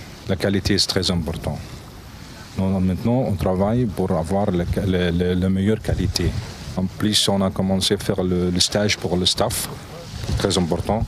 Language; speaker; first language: French; non-native, learner; Arabic